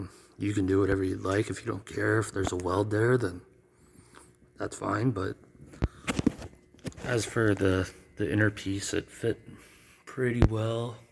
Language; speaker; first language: English; native; English